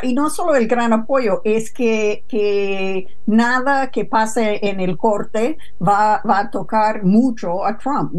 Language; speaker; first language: Spanish; non-native, fluent; English